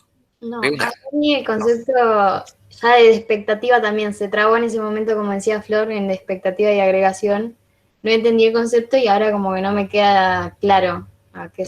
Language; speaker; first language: Spanish; native; Spanish